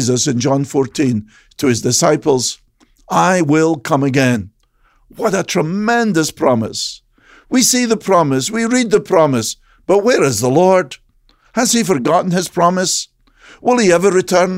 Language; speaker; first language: English; native; English